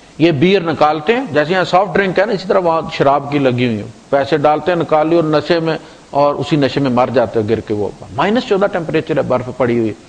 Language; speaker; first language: Urdu; non-native, local second language; Punjabi